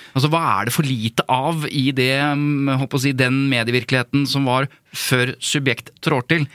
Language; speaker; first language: Norwegian; native; Norwegian